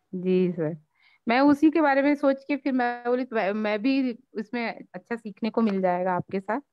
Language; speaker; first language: Hindi; native; Hindi